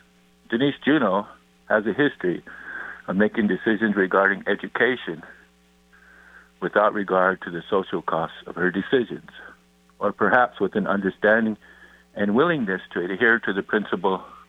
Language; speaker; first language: English; native; English